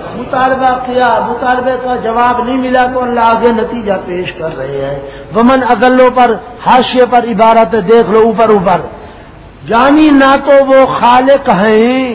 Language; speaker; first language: Urdu; non-native, local second language; Punjabi